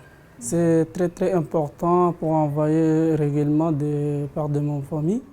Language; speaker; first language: French; non-native, learner; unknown